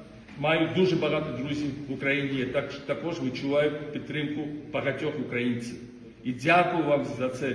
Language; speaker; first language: Ukrainian; non-native, fluent; Georgian